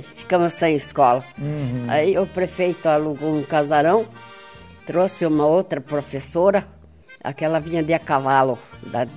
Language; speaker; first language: Portuguese; native; Portuguese